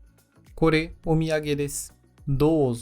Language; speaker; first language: Japanese; non-native, learner; Portuguese